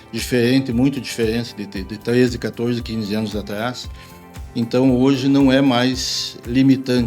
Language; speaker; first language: Portuguese; native; Portuguese